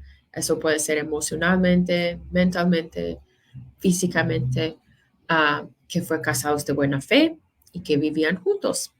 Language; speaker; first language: Spanish; non-native, fluent; English